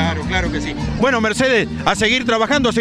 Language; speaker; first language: Spanish; native; Spanish